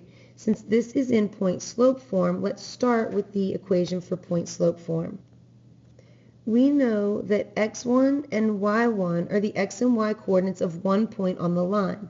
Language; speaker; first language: English; native; English